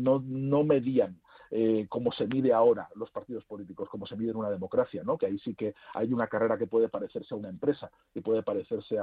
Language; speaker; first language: Spanish; native; Spanish